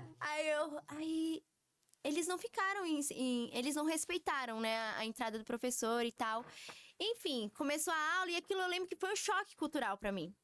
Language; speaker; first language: Portuguese; early bilingual, heritage; Portuguese